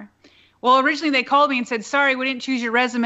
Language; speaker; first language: English; native; English